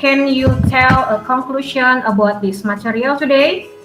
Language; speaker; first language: English; non-native, learner; Indonesian